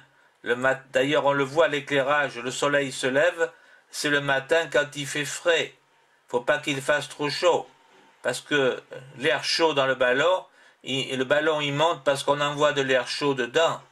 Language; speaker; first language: French; native; French